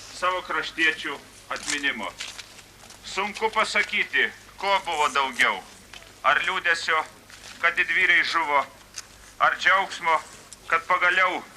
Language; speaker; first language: Lithuanian; native; Lithuanian